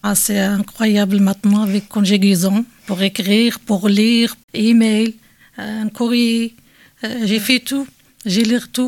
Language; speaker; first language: French; non-native, learner; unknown